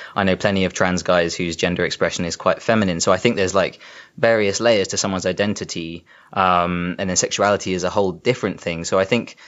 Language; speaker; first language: English; native; English